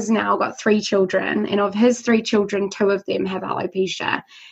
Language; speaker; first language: English; native; English